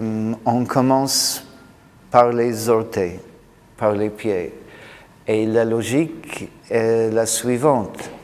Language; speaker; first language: French; non-native, fluent; English